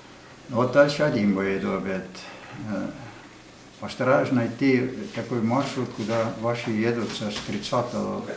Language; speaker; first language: Russian; non-native, fluent; Estonian